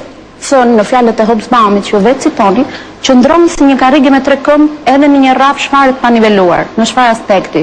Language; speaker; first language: Albanian; native; Albanian